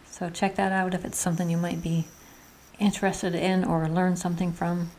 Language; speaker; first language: English; native; English